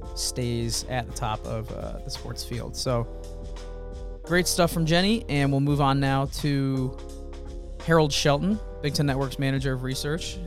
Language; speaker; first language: English; native; English